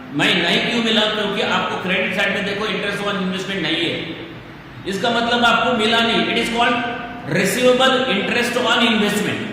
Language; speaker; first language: Hindi; non-native, local second language; Marathi